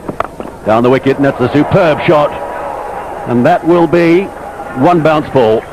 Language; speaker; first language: English; native; English